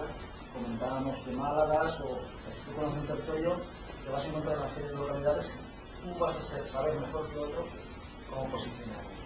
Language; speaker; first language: Spanish; native; Spanish